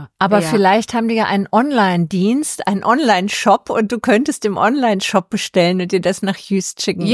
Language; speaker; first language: German; native; German